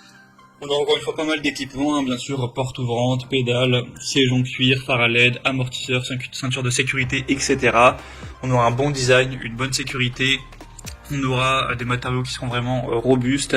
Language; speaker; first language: French; native; French